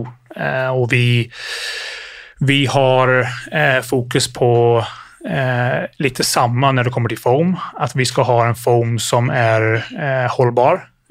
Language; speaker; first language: Swedish; non-native, fluent; English